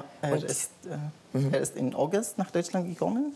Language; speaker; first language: German; non-native, learner; Arabic